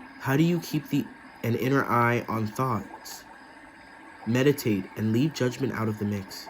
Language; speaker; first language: English; native; English